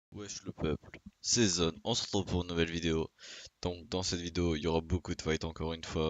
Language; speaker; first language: French; native; French